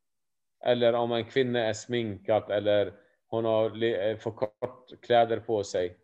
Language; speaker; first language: Swedish; non-native, fluent; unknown